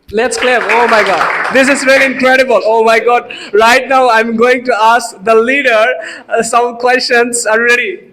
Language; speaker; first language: English; non-native, local second language; Bangla